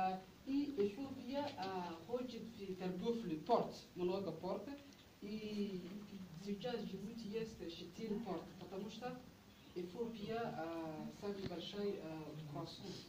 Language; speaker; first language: Russian; non-native, learner; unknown